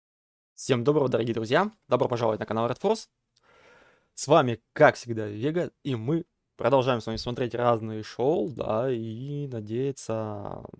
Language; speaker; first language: Russian; native; Russian